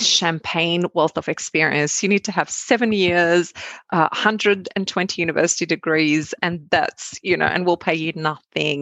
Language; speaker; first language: English; non-native, fluent; Arabic